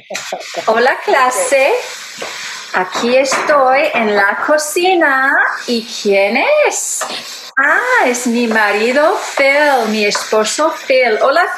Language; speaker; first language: Spanish; non-native, fluent; English